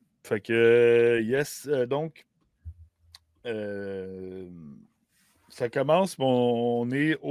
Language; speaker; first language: French; native; French